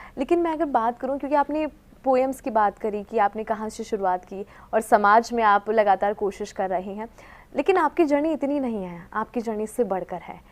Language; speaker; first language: Hindi; native; Hindi